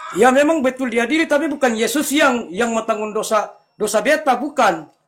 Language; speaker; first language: Indonesian; native; Indonesian